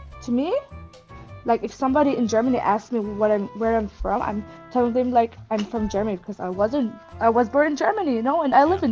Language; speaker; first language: English; non-native, fluent; German